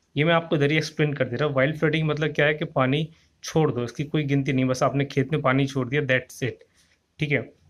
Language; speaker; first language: Hindi; native; Hindi